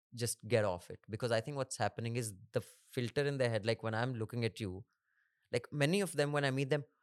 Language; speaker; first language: English; non-native, local second language; Hindi